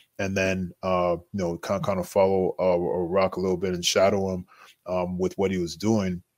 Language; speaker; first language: English; native; English